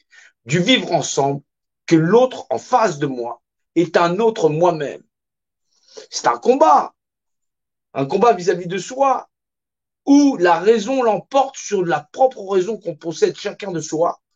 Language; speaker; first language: French; native; French